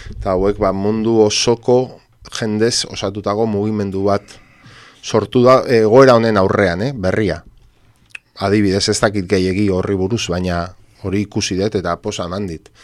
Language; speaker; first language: Basque; non-native, local second language; Spanish